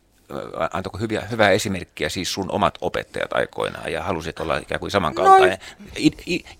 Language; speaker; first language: Finnish; native; Finnish